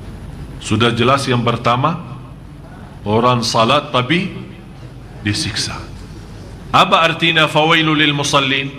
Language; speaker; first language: Indonesian; non-native, fluent; Arabic